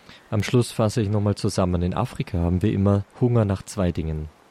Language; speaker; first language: German; native; German